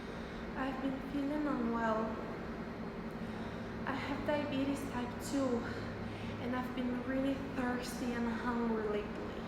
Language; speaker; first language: English; non-native, fluent; Portuguese